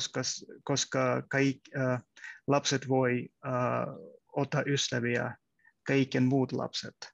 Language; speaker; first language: Finnish; non-native, learner; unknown